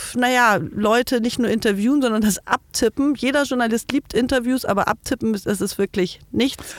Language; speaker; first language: German; native; German